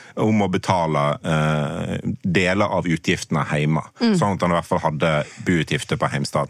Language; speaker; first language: Norwegian; native; Norwegian